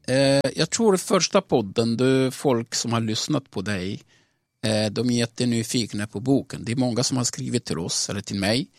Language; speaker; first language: Swedish; non-native, local second language; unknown